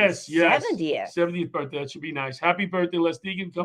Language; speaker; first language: English; native; English